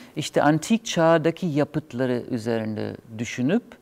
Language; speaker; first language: Turkish; non-native, fluent; German